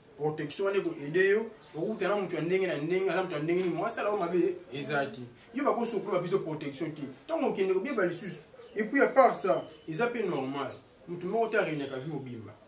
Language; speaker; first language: Lingala; non-native, local second language; Kongo